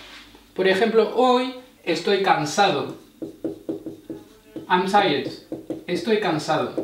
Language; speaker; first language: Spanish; non-native, fluent; French